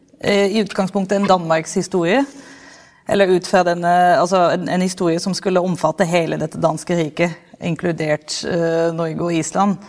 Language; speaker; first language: Norwegian; non-native, fluent; Dutch